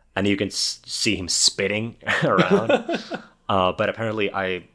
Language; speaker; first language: English; non-native, fluent; Finnish